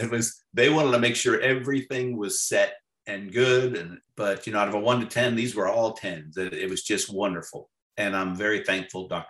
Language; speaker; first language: English; native; English